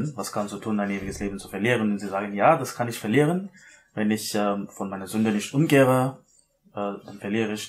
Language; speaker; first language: German; non-native, learner; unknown